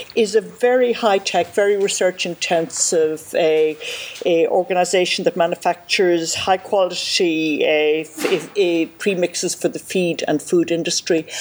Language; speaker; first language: English; native; English